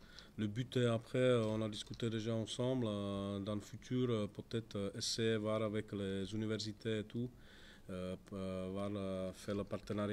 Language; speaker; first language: French; non-native, fluent; Czech